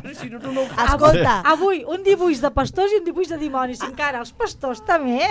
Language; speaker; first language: Catalan; native; Catalan